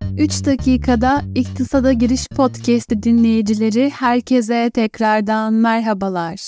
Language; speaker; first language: Turkish; native; Turkish